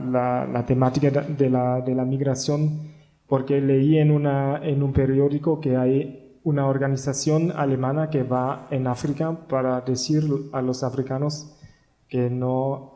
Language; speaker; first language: Spanish; non-native, learner; German